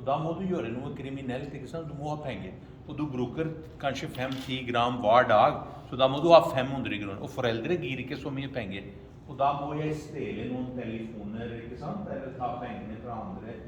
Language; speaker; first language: Norwegian; non-native, fluent; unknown